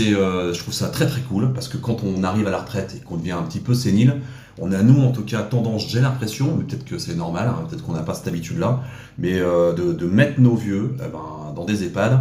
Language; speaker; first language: French; native; French